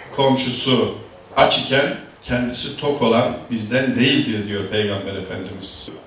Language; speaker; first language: Turkish; native; Turkish